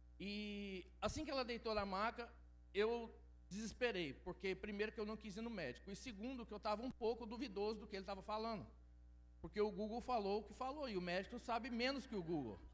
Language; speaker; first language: Portuguese; early bilingual, heritage; Portuguese